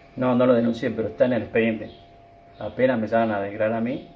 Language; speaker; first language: Spanish; native; Spanish